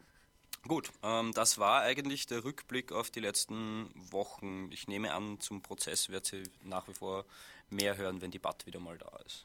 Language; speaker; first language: German; native; German